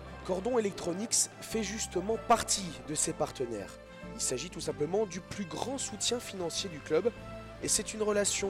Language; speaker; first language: French; native; French